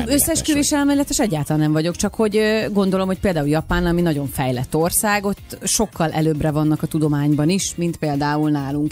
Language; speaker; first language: Hungarian; native; Hungarian